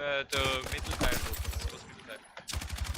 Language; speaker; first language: German; native; German